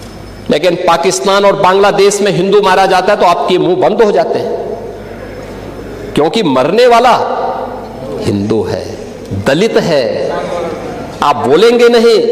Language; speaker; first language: Hindi; native; Hindi